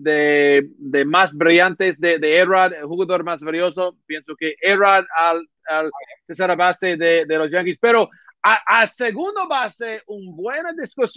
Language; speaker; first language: Spanish; non-native, learner; English